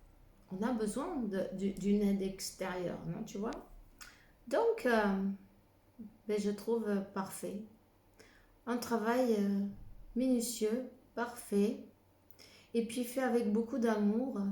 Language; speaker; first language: French; non-native, fluent; Spanish